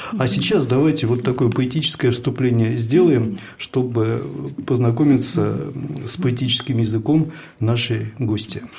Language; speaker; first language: Russian; native; Russian